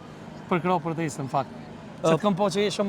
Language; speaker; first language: Albanian; native; Albanian